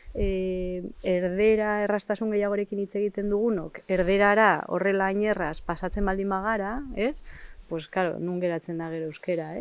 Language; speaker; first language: Basque; non-native, local second language; Spanish